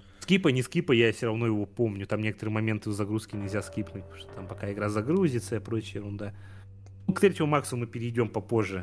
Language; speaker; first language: Russian; native; Russian